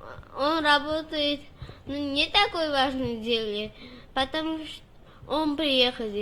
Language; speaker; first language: Russian; non-native, local second language; Uzbek